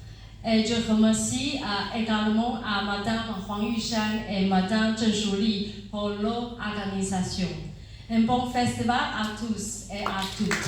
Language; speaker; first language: French; non-native, fluent; Chinese